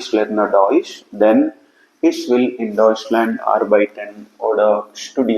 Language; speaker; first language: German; non-native, fluent; Telugu